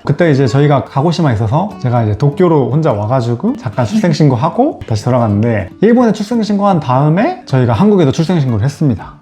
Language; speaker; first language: Korean; native; Korean